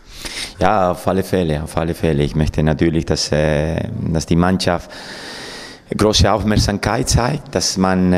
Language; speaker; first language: German; non-native, fluent; Spanish